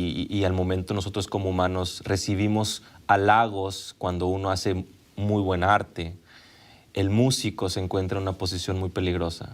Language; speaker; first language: Spanish; native; Spanish